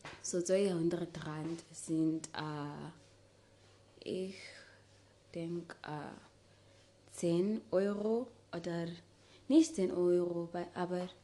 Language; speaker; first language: German; non-native, learner; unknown